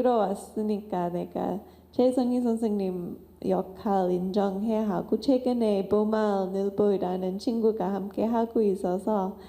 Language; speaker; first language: Korean; non-native, fluent; English